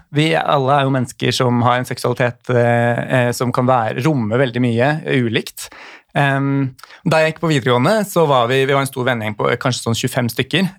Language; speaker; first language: Norwegian; native; Norwegian